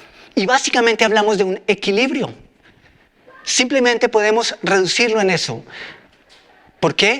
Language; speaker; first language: Spanish; native; Spanish